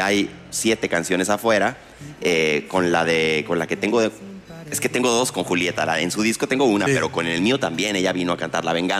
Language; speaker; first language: Spanish; native; Spanish